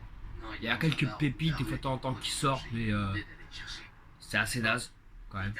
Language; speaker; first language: French; native; French